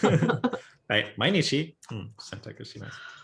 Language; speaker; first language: Japanese; non-native, fluent; English